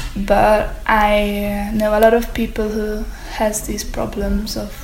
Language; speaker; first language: English; non-native, fluent; Hungarian